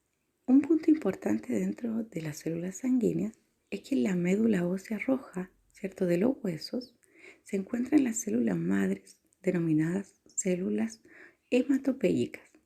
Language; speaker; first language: Spanish; native; Spanish